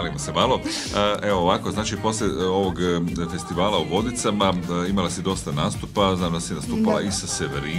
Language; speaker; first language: Croatian; native; Croatian